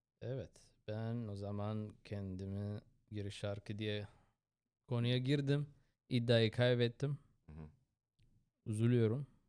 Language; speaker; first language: Turkish; non-native, fluent; Arabic